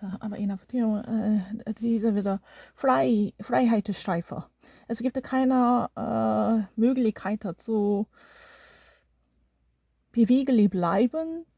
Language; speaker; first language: German; non-native, learner; Korean